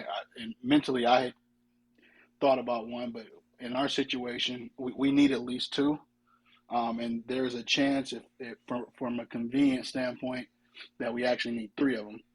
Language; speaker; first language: English; native; English